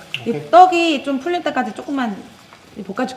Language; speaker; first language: Korean; native; Korean